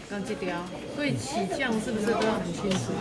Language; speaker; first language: Chinese; native; Chinese